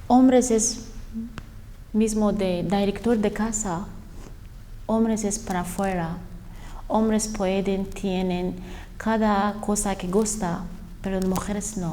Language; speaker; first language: Spanish; non-native, learner; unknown